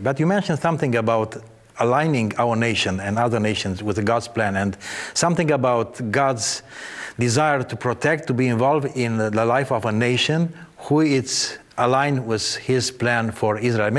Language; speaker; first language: English; non-native, fluent; Romanian